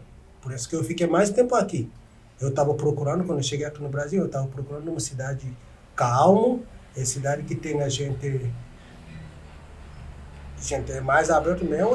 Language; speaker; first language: Portuguese; non-native, learner; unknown